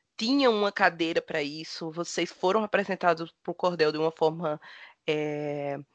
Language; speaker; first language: Portuguese; native; Portuguese